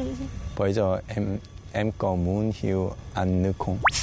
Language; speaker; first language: Vietnamese; non-native, learner; Korean